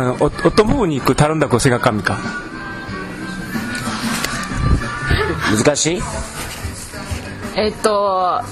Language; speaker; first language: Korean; non-native, learner; Japanese